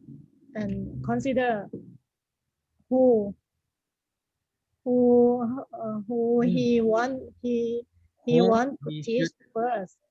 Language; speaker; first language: English; non-native, learner; Thai